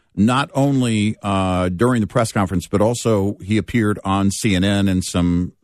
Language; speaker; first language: English; native; English